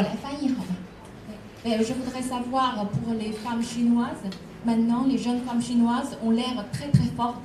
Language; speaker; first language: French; non-native, fluent; Chinese